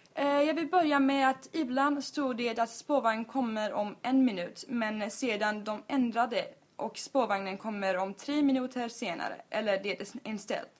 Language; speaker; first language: Swedish; non-native, learner; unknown